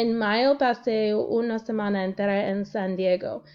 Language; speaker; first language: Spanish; non-native, fluent; English